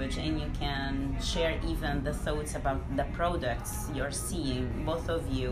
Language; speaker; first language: English; non-native, fluent; Arabic